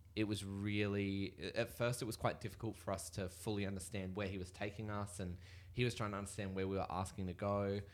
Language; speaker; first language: English; native; English